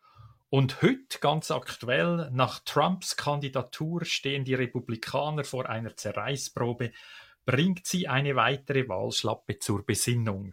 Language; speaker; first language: German; native; German